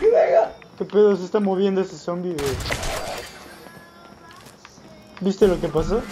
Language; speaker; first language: Spanish; native; Spanish